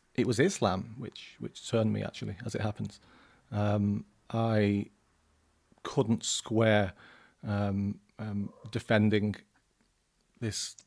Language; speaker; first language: English; native; English